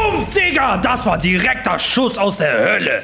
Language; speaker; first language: German; native; German